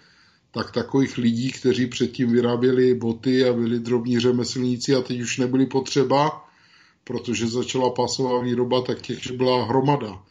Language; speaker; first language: Czech; native; Czech